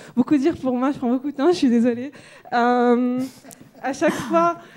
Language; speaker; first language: French; non-native, local second language; Arabic